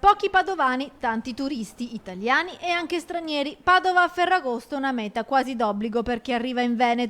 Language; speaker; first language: Italian; native; Italian